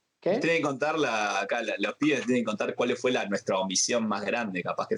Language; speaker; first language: Spanish; native; Spanish